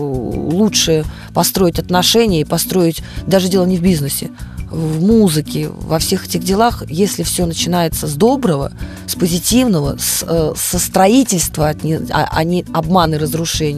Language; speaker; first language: Russian; native; Russian